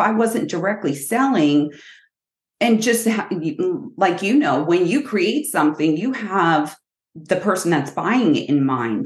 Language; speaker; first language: English; native; English